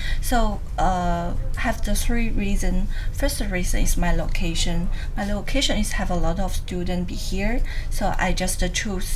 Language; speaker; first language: English; non-native, learner; Chinese